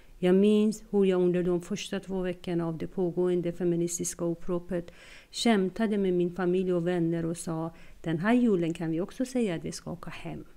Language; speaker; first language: Swedish; non-native, fluent; Persian